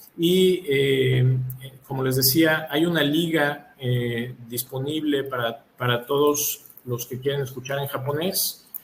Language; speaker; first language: Spanish; native; Spanish